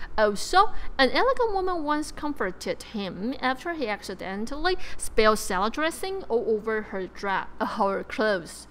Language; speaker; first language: English; non-native, fluent; Chinese